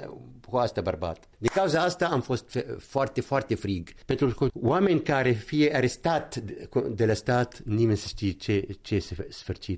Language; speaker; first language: Romanian; non-native, learner; Arabic